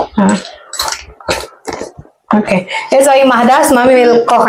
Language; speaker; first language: German; non-native, learner; Indonesian